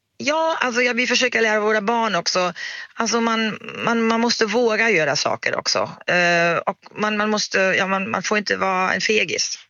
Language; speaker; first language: Swedish; non-native, fluent; German